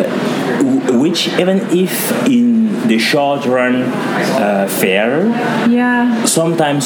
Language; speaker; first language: English; non-native, local second language; French